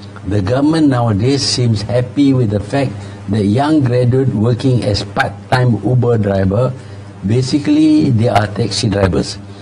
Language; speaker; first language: English; non-native, local second language; Malay